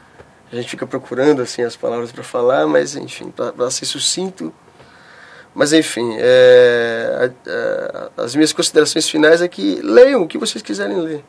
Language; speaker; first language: Portuguese; native; Portuguese